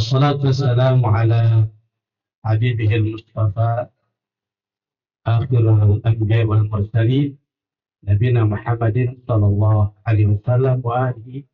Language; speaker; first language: Arabic; non-native, fluent; Indonesian